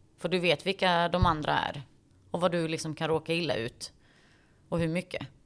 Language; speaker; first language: Swedish; early bilingual, other home language; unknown